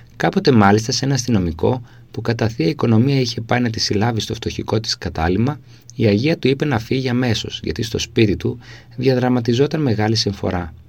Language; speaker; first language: Greek; native; Greek